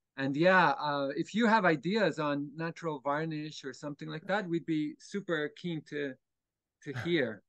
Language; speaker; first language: English; native; English